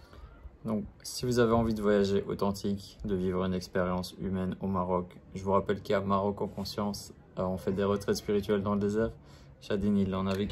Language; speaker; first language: French; native; French